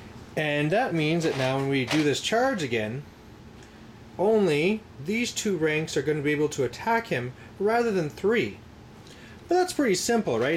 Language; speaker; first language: English; native; English